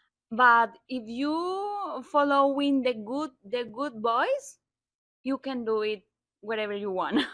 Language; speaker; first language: English; non-native, learner; Spanish